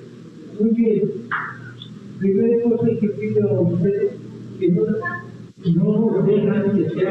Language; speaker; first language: Spanish; non-native, learner; Persian